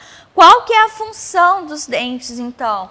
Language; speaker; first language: Portuguese; native; Portuguese